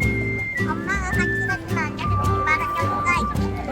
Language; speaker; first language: Korean; native; Korean